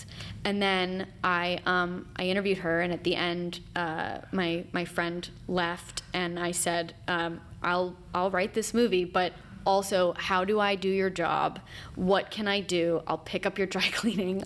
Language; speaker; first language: English; native; English